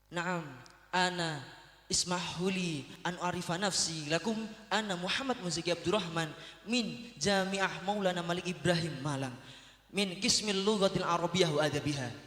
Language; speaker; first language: Arabic; non-native, fluent; Indonesian